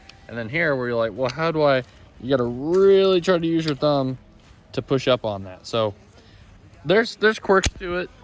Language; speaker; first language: English; native; English